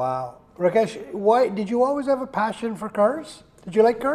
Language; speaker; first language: English; native; English